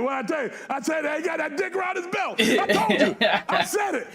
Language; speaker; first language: English; native; English